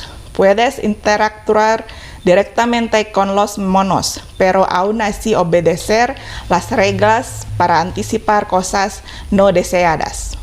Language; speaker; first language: Spanish; non-native, fluent; Indonesian